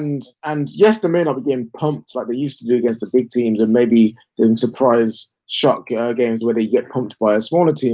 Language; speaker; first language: English; native; English